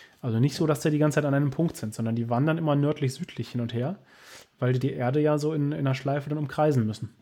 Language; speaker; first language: German; native; German